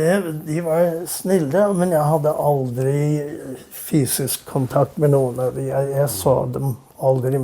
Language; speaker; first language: Norwegian; non-native, fluent; English